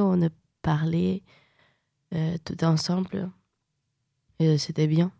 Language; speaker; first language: French; non-native, learner; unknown